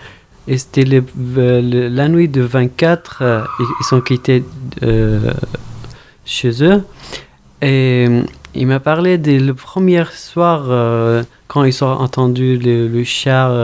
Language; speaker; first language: French; non-native, fluent; Arabic